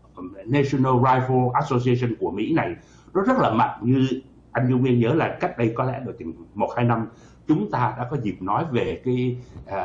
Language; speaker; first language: Vietnamese; native; Vietnamese